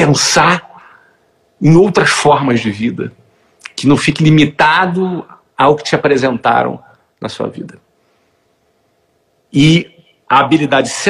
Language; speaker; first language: Portuguese; native; Portuguese